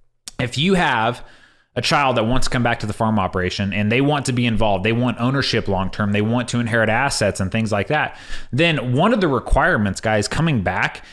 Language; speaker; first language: English; native; English